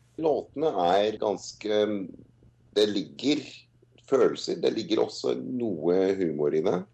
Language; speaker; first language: Norwegian; non-native, fluent; English